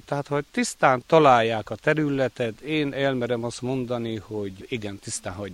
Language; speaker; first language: Hungarian; native; Hungarian